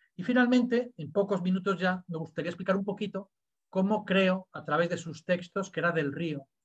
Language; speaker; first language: Spanish; native; Spanish